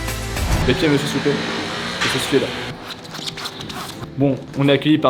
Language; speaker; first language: French; native; French